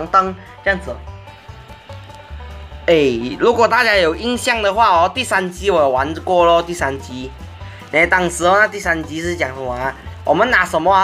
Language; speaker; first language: Chinese; native; Chinese